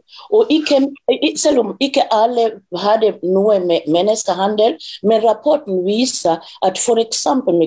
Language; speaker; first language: Norwegian; non-native, fluent; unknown